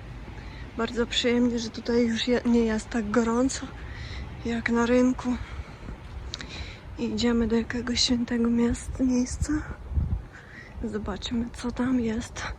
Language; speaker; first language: Polish; non-native, learner; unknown